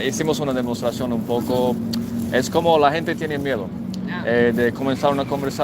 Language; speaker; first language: Spanish; non-native, fluent; English